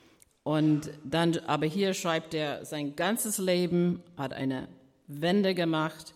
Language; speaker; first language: German; non-native, fluent; English